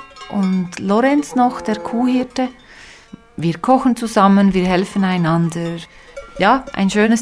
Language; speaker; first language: German; native; German